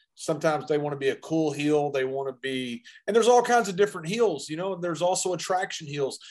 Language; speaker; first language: English; native; English